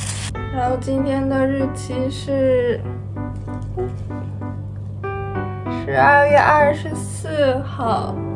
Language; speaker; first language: Chinese; non-native, fluent; Japanese